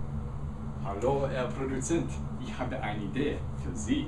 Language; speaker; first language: German; non-native, learner; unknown